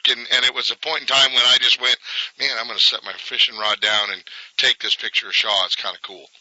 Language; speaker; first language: English; native; English